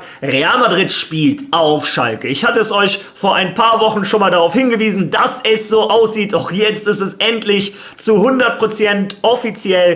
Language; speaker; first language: German; native; German